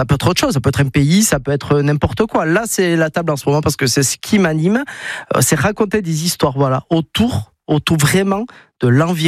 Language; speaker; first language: French; native; French